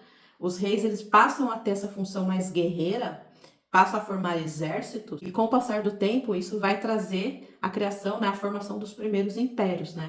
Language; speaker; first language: Portuguese; native; Portuguese